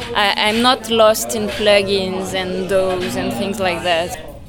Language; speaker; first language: English; non-native, fluent; French